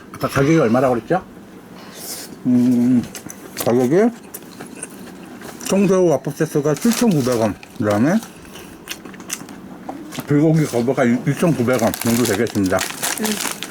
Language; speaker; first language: Korean; native; Korean